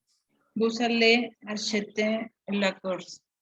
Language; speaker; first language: French; non-native, learner; Spanish